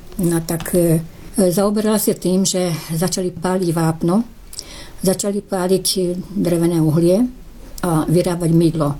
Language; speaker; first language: Slovak; early bilingual, heritage; Slovak